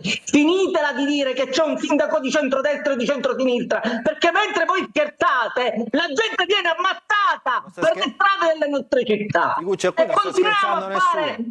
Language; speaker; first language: Italian; native; Italian